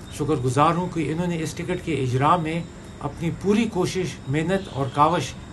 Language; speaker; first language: Urdu; non-native, local second language; Pashto